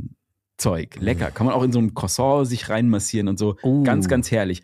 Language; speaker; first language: German; native; German